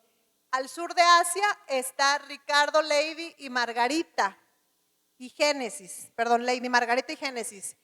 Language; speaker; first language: Spanish; native; Spanish